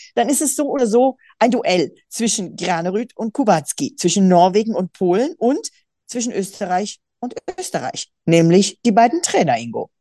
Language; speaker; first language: German; native; German